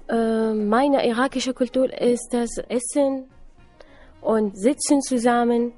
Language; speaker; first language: German; non-native, learner; Assyrian Neo-Aramaic